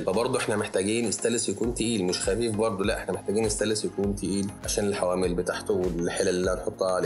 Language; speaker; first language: Arabic; native; Arabic